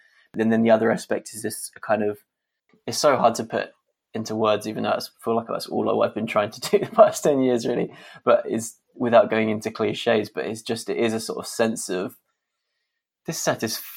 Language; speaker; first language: English; native; English